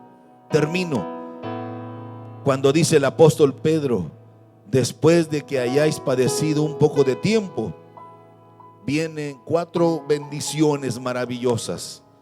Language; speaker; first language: Spanish; native; Spanish